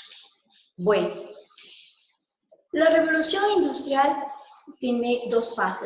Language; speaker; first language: Spanish; native; Spanish